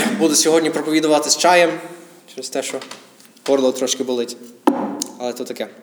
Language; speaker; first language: Ukrainian; non-native, fluent; English